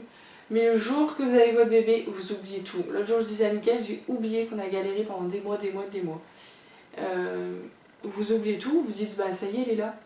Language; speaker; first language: French; native; French